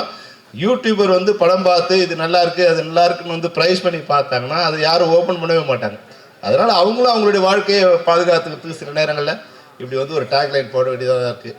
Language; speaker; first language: Tamil; native; Tamil